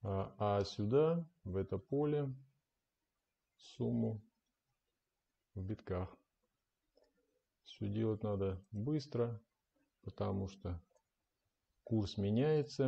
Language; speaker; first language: Russian; native; Russian